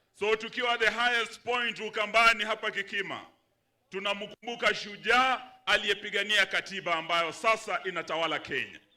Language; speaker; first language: Swahili; non-native, local second language; Luyia